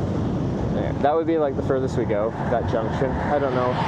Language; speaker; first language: English; native; English